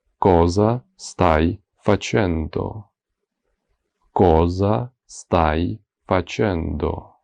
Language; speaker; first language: Italian; non-native, fluent; Ukrainian